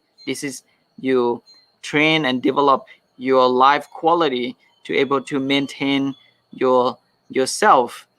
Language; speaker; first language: English; non-native, fluent; Thai